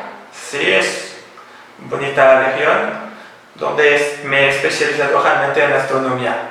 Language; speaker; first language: Spanish; non-native, fluent; French